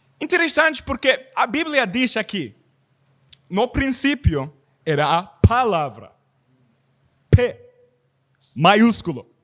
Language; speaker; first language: Portuguese; non-native, learner; English